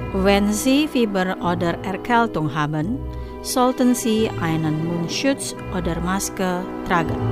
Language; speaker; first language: German; non-native, fluent; Indonesian